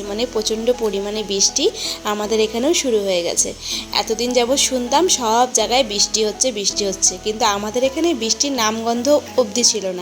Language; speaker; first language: Bangla; native; Bangla